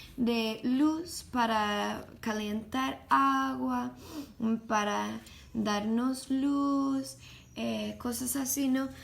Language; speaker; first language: Spanish; non-native, learner; English